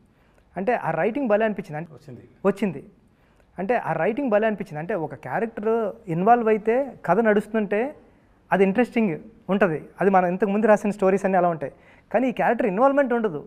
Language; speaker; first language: Telugu; native; Telugu